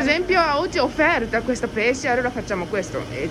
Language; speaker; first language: Italian; non-native, learner; Japanese